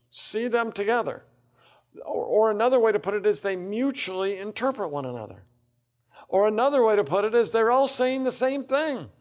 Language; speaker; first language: English; native; English